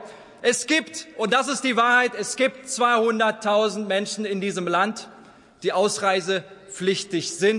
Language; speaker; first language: German; early bilingual, other home language; Turkish